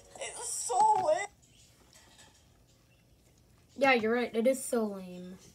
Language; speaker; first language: English; native; English